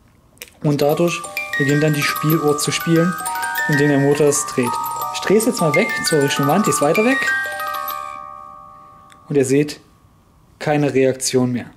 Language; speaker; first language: German; native; German